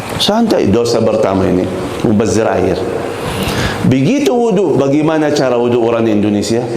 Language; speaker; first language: Malay; non-native, fluent; Arabic